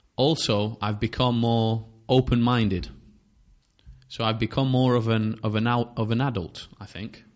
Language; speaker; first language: English; native; English